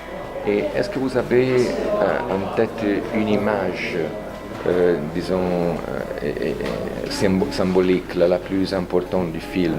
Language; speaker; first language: French; non-native, fluent; Italian